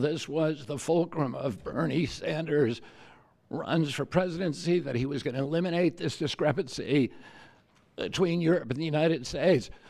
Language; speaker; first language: English; native; English